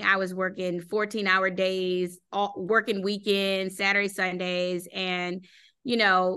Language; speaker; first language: English; native; English